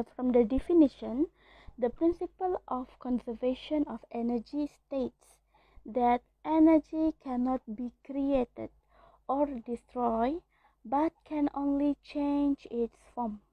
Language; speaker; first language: English; non-native, local second language; Malay